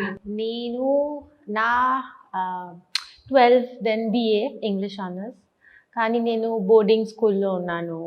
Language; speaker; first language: Telugu; non-native, learner; Bangla